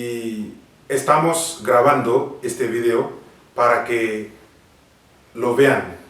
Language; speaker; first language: Spanish; non-native, fluent; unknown